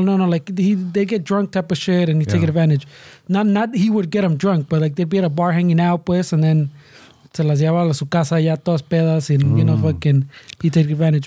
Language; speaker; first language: English; early bilingual, other home language; Spanish